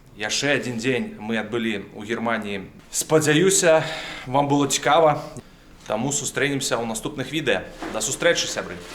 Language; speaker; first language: Belarusian; native; Belarusian